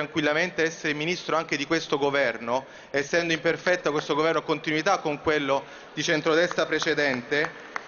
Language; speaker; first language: Italian; native; Italian